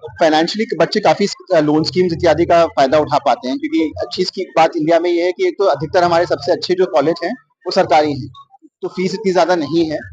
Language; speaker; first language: Hindi; native; Hindi